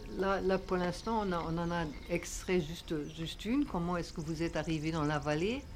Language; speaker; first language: French; non-native, fluent; German